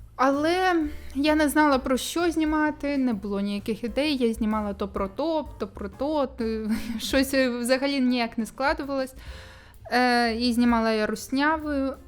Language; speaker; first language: Ukrainian; non-native, local second language; Russian